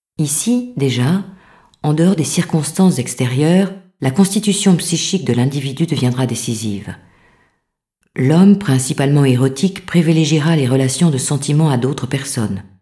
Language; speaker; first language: French; native; French